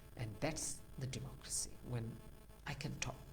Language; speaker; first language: English; non-native, local second language; Bangla